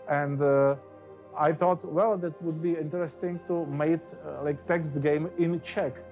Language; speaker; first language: English; non-native, fluent; Czech